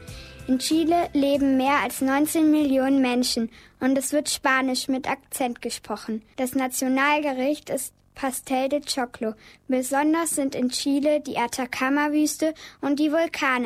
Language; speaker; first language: German; early bilingual, other home language; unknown